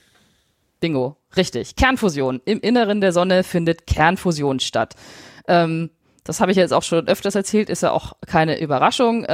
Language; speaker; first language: German; native; German